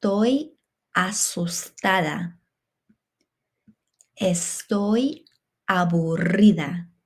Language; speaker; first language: Spanish; non-native, fluent; English